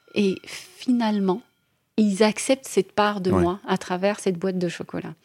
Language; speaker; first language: French; non-native, local second language; Arabic